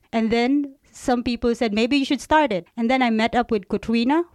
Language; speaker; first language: English; non-native, local second language; Cebuano